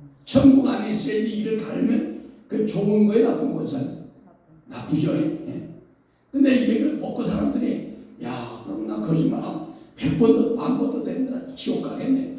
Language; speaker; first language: Korean; native; Korean